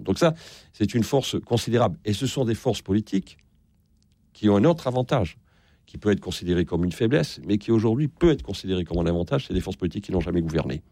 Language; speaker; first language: French; native; French